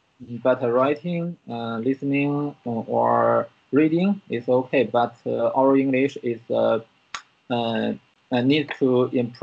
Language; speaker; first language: English; non-native, learner; Chinese